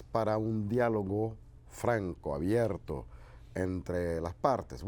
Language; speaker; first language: Spanish; non-native, fluent; Haitian Creole